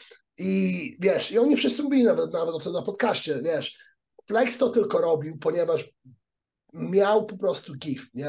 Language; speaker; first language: Polish; early bilingual, heritage; Polish